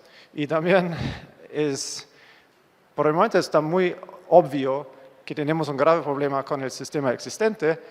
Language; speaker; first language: Spanish; non-native, fluent; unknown